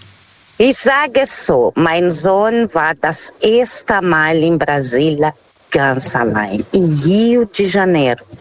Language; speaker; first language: German; non-native, learner; Portuguese